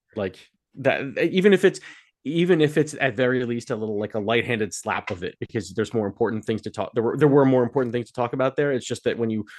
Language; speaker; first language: English; native; English